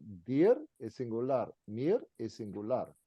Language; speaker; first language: German; non-native, fluent; English